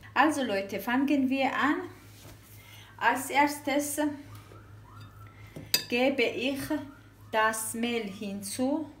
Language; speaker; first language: German; non-native, fluent; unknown